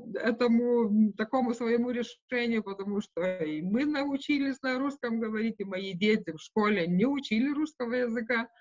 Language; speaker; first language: Russian; non-native, local second language; Lithuanian